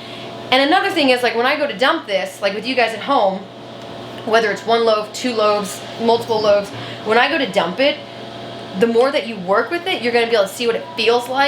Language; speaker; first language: English; native; English